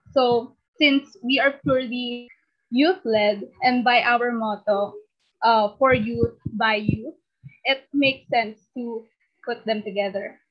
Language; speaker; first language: English; non-native, local second language; Filipino